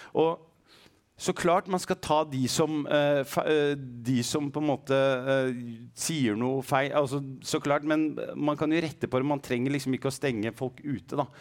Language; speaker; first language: Norwegian; early bilingual, other home language; Arabic